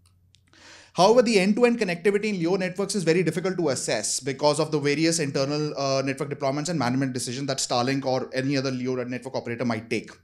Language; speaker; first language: English; non-native, fluent; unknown